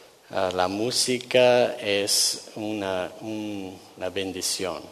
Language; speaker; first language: Spanish; non-native, fluent; English